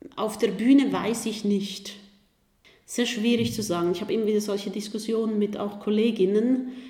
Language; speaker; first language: German; native; German